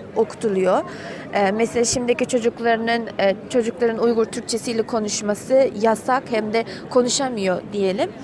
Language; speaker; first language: Turkish; non-native, fluent; Uyghur